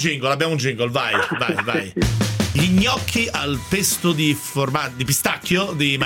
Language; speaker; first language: Italian; native; Italian